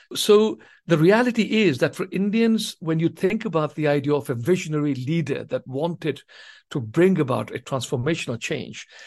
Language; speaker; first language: English; non-native, local second language; Swahili